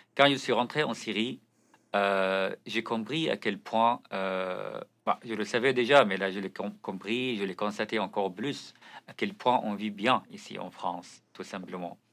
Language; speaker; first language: French; non-native, fluent; Arabic